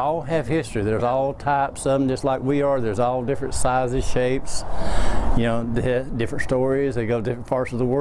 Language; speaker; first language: English; native; English